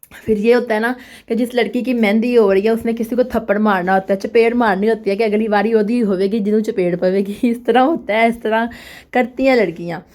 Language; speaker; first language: Urdu; non-native, local second language; Punjabi